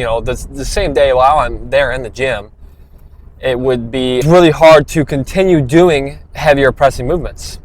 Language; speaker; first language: English; native; English